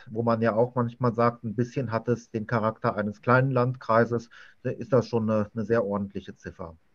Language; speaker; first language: German; native; German